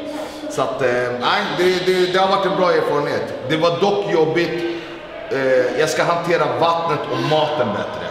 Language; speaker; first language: Swedish; native; Swedish